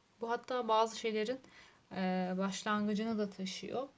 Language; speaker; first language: Turkish; native; Turkish